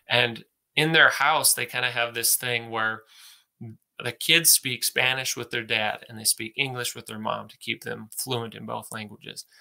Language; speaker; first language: English; native; English